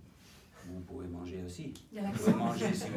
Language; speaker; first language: French; non-native, fluent; English